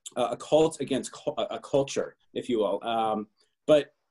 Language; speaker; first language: English; native; English